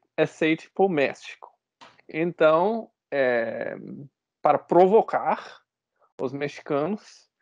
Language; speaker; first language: Portuguese; non-native, fluent; English